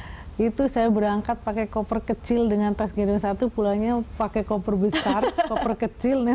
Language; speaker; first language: Indonesian; native; Indonesian